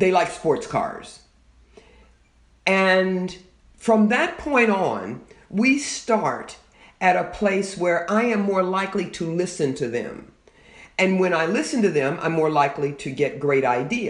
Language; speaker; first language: English; native; English